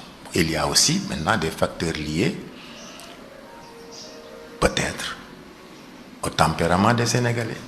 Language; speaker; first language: French; non-native, local second language; Wolof